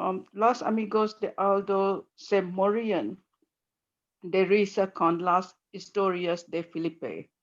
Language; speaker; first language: Spanish; non-native, learner; English